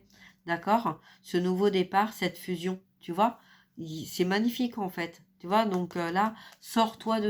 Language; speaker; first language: French; native; French